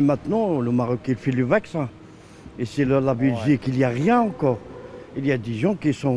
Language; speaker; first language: French; non-native, local second language; Arabic